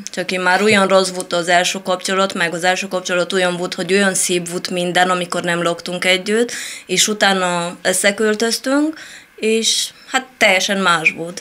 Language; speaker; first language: Hungarian; non-native, fluent; Italian